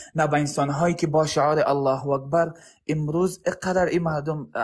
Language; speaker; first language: Persian; early bilingual, heritage; Arabic